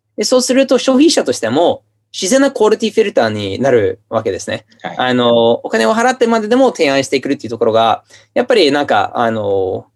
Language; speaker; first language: Japanese; non-native, fluent; English